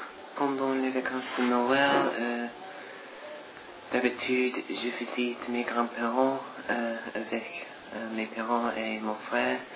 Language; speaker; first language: French; non-native, learner; English